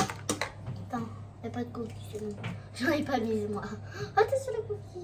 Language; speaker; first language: French; native; French